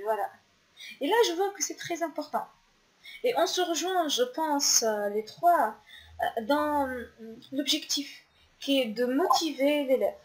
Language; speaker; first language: French; non-native, local second language; Arabic